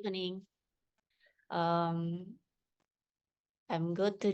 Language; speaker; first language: English; non-native, learner; Indonesian